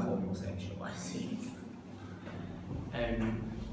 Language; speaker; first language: English; non-native, learner; Chinese